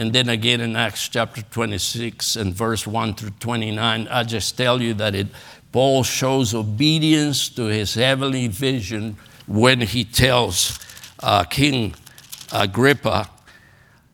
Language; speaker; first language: English; non-native, fluent; Spanish